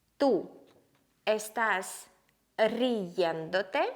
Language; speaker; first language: Spanish; non-native, fluent; Ukrainian